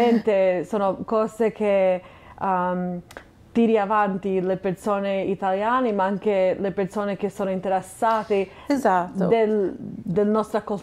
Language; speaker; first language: Italian; non-native, fluent; English